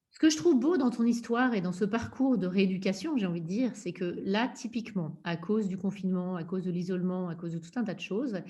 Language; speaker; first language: French; native; French